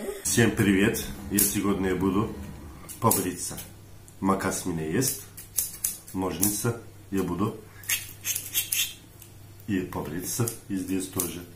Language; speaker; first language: Russian; non-native, learner; Turkish